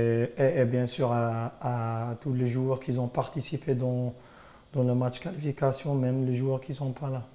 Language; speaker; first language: French; non-native, fluent; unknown